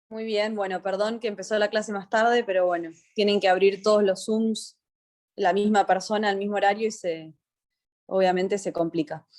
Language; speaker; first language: Spanish; native; Spanish